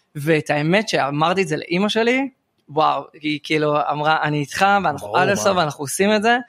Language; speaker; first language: Hebrew; native; Hebrew